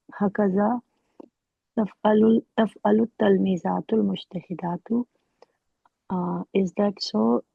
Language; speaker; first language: Arabic; non-native, learner; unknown